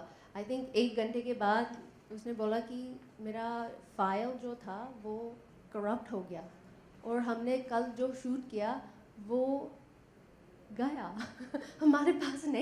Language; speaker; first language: Hindi; non-native, learner; English